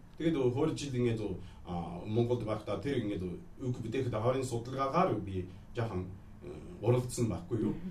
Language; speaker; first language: Mongolian; non-native, fluent; Japanese